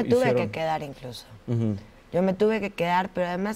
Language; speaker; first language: Spanish; native; Spanish